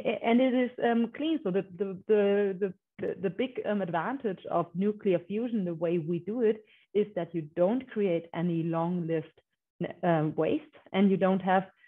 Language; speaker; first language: English; non-native, fluent; German